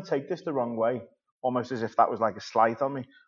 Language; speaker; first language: English; native; English